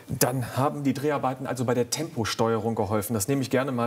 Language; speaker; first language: German; native; German